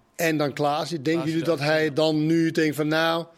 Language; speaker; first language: Dutch; non-native, fluent; Danish